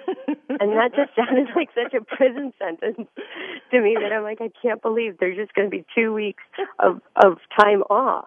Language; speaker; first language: English; early bilingual, other home language; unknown